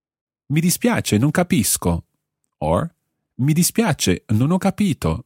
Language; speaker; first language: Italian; non-native, fluent; English